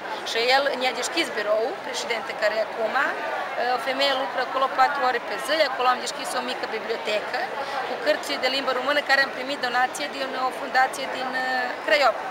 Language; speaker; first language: Romanian; early bilingual, heritage; Romanian